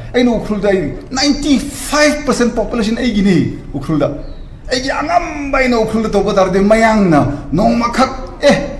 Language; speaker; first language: Manipuri; non-native, local second language; Tangkhul Naga (India)